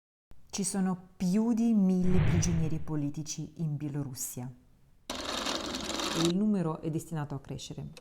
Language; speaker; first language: Italian; non-native, fluent; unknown